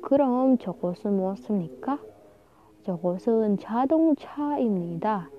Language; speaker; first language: Korean; non-native, learner; Indonesian